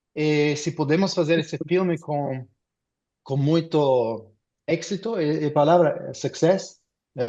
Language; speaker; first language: Portuguese; non-native, fluent; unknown